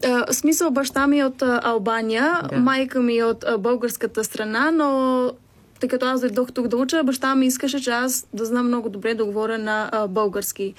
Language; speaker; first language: Bulgarian; early bilingual, heritage; Albanian